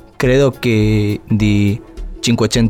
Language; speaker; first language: Italian; non-native, learner; Spanish